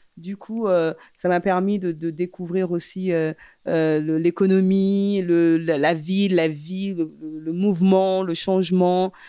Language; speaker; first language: French; early bilingual, other home language; Fula